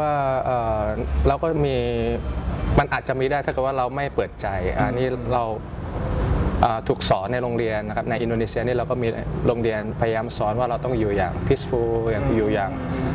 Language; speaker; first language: Thai; early bilingual, other home language; Indonesian